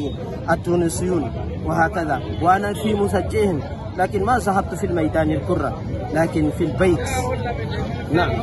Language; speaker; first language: Arabic; non-native, fluent; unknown